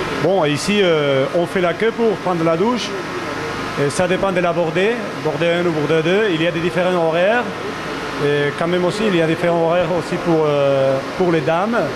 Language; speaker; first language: French; non-native, fluent; German